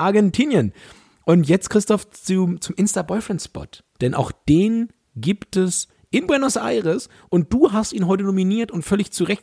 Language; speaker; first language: German; native; German